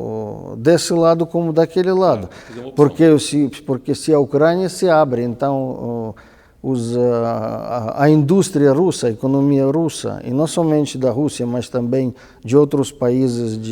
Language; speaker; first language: Portuguese; non-native, fluent; Russian